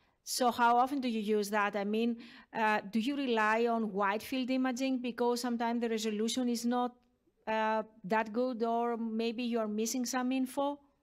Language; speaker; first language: English; non-native, fluent; Greek